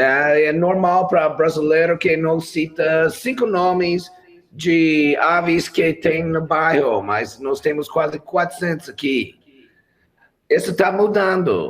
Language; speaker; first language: Portuguese; non-native, fluent; English